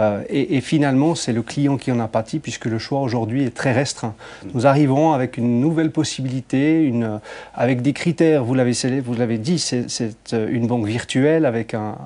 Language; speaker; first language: French; native; French